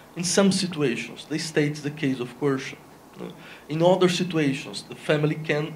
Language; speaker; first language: English; non-native, fluent; Spanish